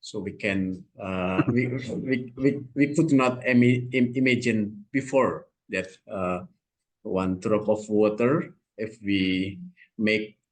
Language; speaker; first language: English; non-native, learner; Indonesian